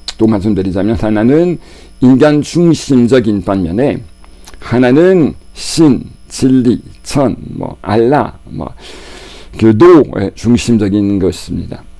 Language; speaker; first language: Korean; non-native, fluent; French